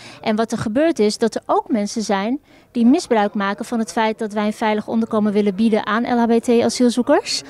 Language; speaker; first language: Dutch; early bilingual, other home language; Turkish